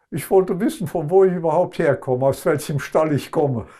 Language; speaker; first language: German; non-native, local second language; Luxembourgish